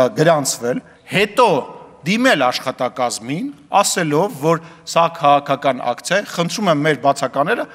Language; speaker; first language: Armenian; native; Armenian